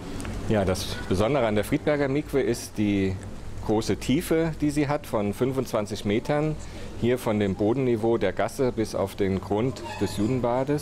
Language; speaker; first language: German; native; German